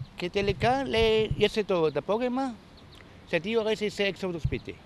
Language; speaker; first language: Greek; non-native, fluent; German